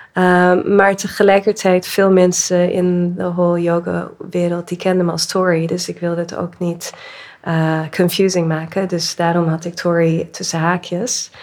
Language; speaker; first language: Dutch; early bilingual, other home language; English